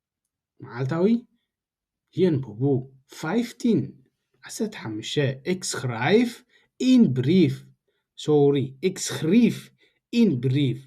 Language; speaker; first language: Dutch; non-native, learner; Tigrinya